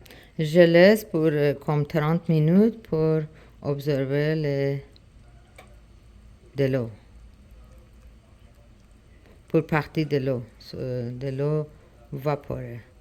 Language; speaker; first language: French; non-native, learner; Persian